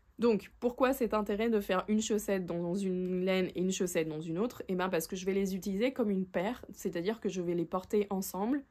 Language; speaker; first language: French; native; French